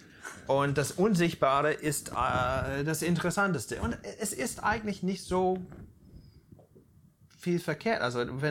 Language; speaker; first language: German; non-native, fluent; English